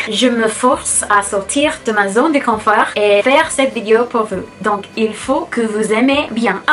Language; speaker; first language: French; non-native, learner; English